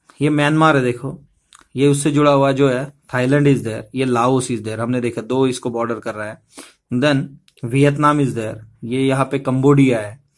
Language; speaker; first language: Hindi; non-native, local second language; Marathi